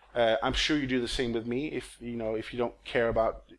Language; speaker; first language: English; non-native, fluent; Danish